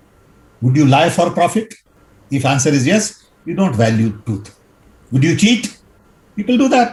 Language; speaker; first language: English; non-native, local second language; Gujarati